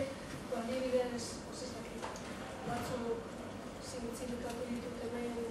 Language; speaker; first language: Basque; non-native, local second language; Spanish